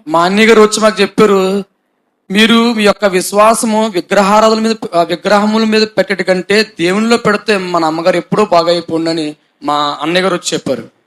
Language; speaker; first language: Telugu; non-native, fluent; Hindi